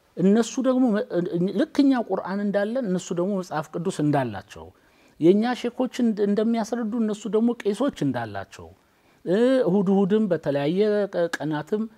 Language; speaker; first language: Amharic; native; Amharic